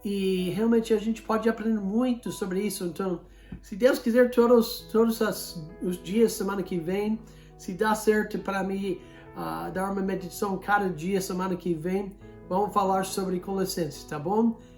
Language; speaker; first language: Portuguese; non-native, fluent; English